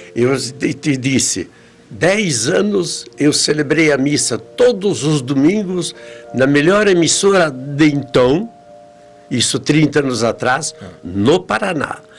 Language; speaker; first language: Portuguese; early bilingual, other home language; Polish